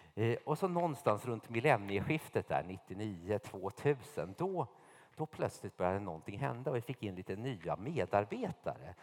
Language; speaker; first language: Swedish; native; Swedish